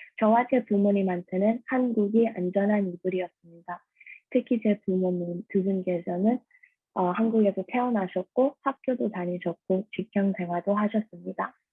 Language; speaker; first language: Korean; early bilingual, heritage; Korean